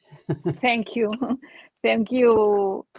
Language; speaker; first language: English; non-native, learner; Spanish